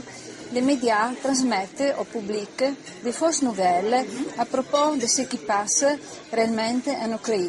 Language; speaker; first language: French; non-native, learner; Italian